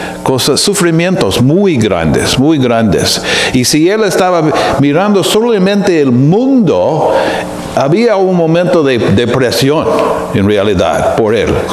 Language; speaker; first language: Spanish; non-native, fluent; English